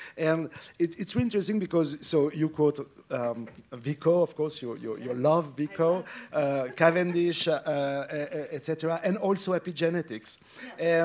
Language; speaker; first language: English; non-native, fluent; French